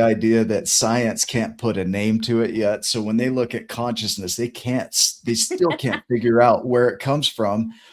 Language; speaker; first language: English; native; English